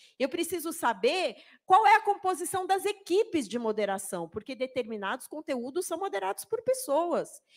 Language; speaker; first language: Portuguese; native; Portuguese